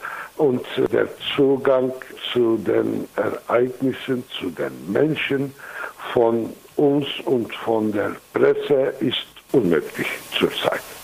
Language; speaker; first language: German; non-native, fluent; Kurdish